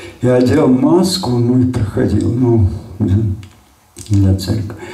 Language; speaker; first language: Russian; non-native, local second language; Latvian